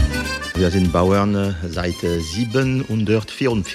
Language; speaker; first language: German; non-native, learner; French